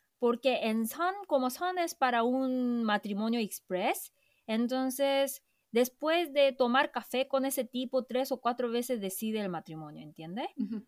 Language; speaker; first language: Spanish; non-native, fluent; Korean